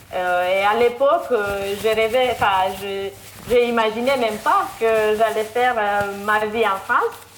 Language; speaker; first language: French; non-native, fluent; Romanian